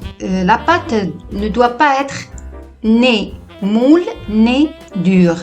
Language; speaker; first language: French; non-native, fluent; Italian